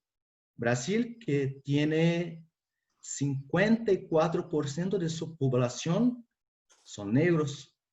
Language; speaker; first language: Spanish; non-native, fluent; Portuguese